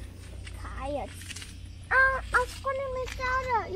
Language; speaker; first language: Japanese; native; Japanese